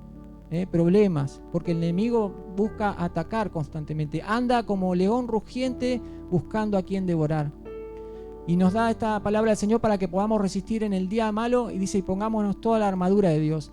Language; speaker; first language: Spanish; native; Spanish